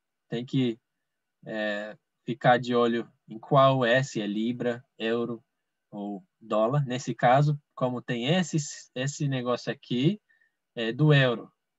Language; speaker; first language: Portuguese; non-native, fluent; English